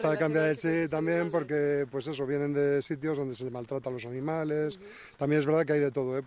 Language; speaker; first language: Spanish; native; Spanish